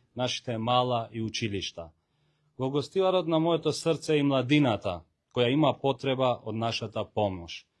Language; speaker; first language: Macedonian; non-native, local second language; Albanian